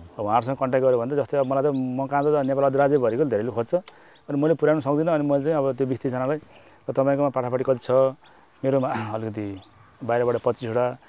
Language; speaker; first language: Nepali; native; Nepali